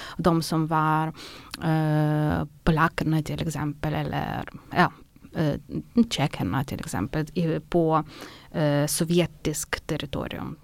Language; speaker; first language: Swedish; non-native, fluent; Ukrainian